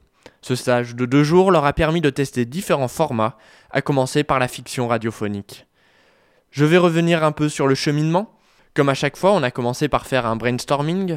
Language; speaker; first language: French; native; French